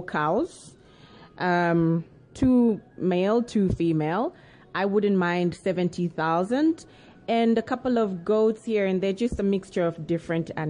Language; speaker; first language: English; non-native, local second language; Nyanja